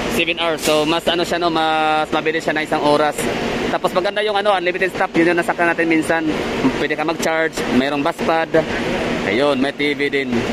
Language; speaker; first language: Filipino; non-native, local second language; Cebuano